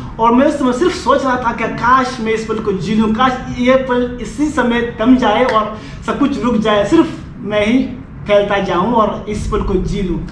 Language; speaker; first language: Hindi; non-native, fluent; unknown